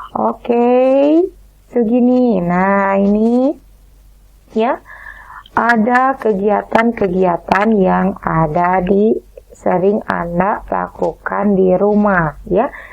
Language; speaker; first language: Indonesian; native; Indonesian